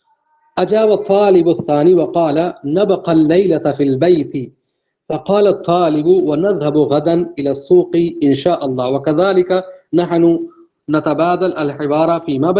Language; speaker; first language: Arabic; non-native, fluent; Urdu